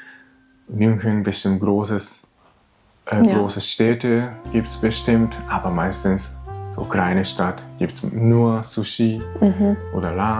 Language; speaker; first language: German; non-native, fluent; Japanese